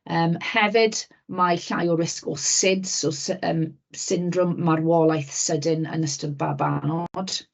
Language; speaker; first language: Welsh; native; Welsh